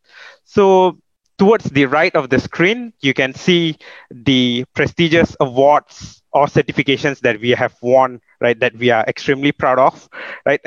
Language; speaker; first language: English; non-native, local second language; Malay